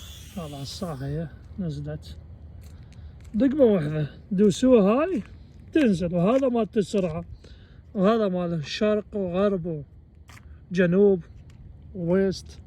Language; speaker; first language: Arabic; native; Arabic